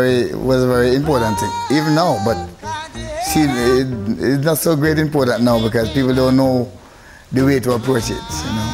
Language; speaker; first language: English; non-native, local second language; Jamaican Creole English